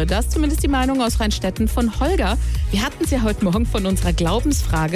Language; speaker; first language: German; native; German